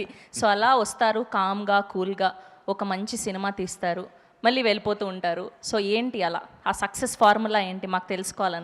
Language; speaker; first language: Telugu; native; Telugu